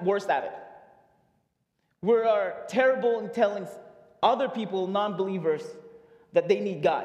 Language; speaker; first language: English; non-native, local second language; Filipino